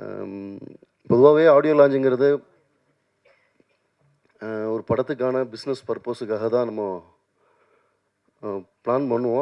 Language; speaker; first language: Tamil; native; Tamil